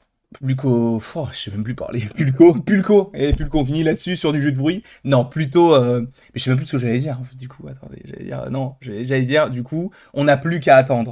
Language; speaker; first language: French; native; French